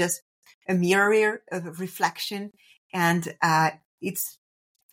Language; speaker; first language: English; non-native, fluent; French